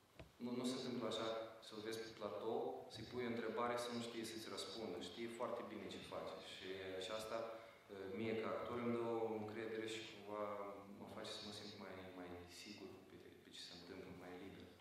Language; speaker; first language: Romanian; native; Romanian